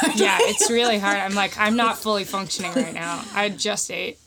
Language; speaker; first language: English; native; English